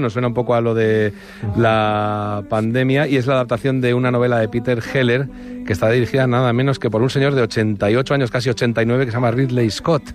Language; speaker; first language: Spanish; native; Spanish